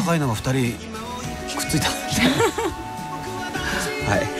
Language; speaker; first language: Japanese; native; Japanese